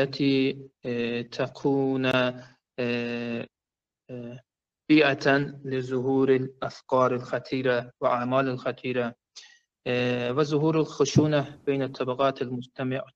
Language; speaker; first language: Arabic; non-native, learner; Persian